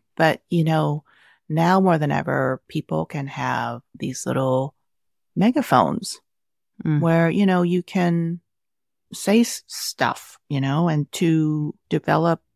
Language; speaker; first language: English; early bilingual, other home language; Vietnamese